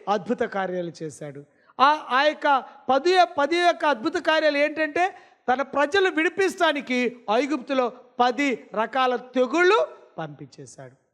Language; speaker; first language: Telugu; non-native, local second language; Lambadi